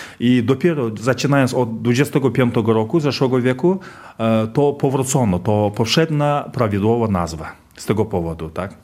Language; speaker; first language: Polish; non-native, fluent; Kazakh